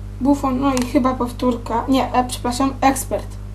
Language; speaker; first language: Polish; native; Polish